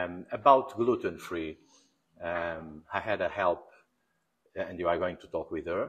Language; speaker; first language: English; non-native, fluent; Portuguese